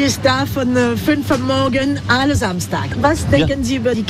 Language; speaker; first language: German; non-native, fluent; French